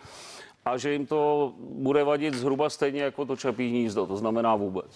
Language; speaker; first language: Czech; native; Czech